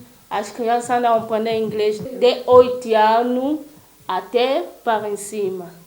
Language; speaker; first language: Portuguese; non-native, learner; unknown